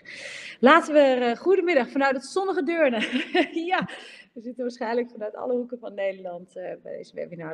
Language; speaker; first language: Dutch; native; Dutch